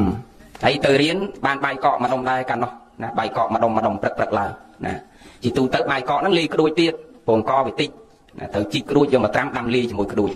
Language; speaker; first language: Khmer; native; Khmer